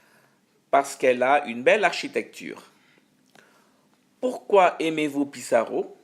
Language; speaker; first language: French; non-native, fluent; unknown